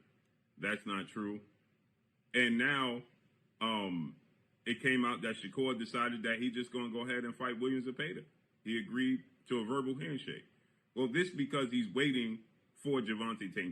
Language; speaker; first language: English; native; English